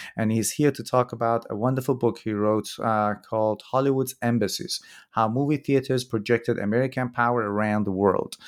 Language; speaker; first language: English; non-native, fluent; Persian